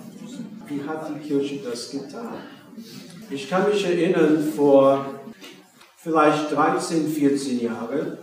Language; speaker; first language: German; non-native, fluent; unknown